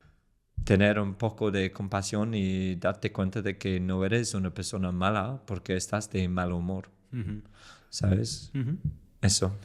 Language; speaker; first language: Spanish; non-native, fluent; English